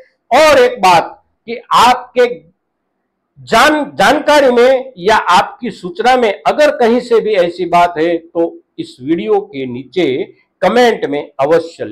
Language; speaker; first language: Hindi; non-native, local second language; Gujarati